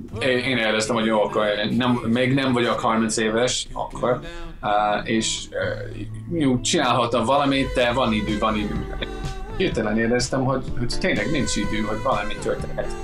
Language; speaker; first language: Hungarian; non-native, fluent; English